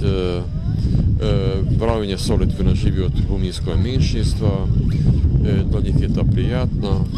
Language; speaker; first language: Russian; non-native, learner; Hungarian